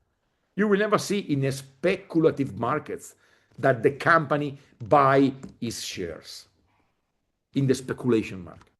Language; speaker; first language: English; non-native, fluent; Italian